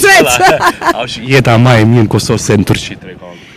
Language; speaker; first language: Albanian; native; Albanian